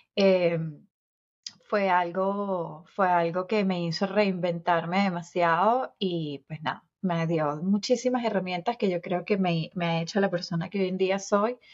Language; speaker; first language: Spanish; native; Spanish